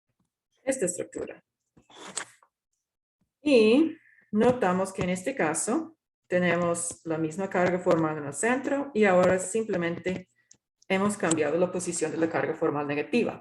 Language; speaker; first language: Spanish; non-native, fluent; English